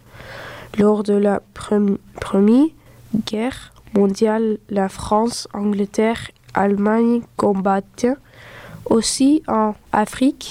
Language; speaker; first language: French; non-native, local second language; Dutch